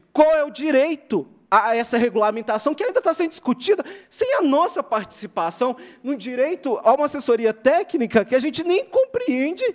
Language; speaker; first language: Portuguese; native; Portuguese